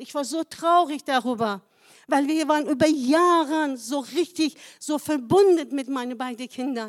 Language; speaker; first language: German; non-native, fluent; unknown